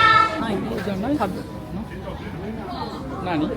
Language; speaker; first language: Japanese; non-native, learner; French